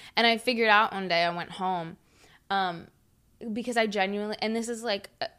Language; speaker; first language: English; native; English